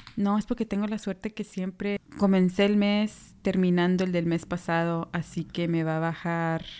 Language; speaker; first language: Spanish; early bilingual, heritage; Spanish